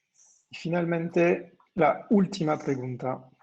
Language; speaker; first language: Spanish; non-native, fluent; French